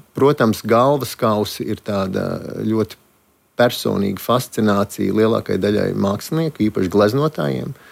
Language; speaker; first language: Latvian; native; Latvian